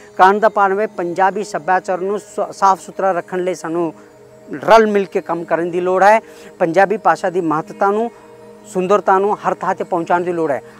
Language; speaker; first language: Punjabi; non-native, fluent; Kannada